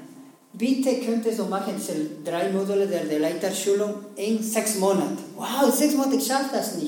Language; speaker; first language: German; non-native, learner; Spanish